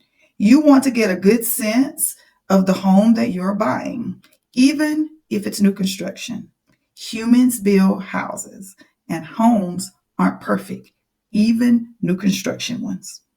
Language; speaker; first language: English; native; English